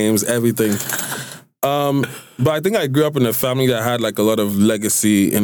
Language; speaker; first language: English; non-native, local second language; Igbo